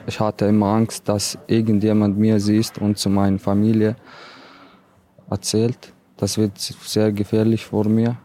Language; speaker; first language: German; non-native, learner; Arabic